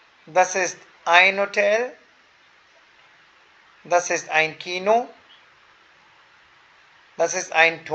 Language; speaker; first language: German; non-native, fluent; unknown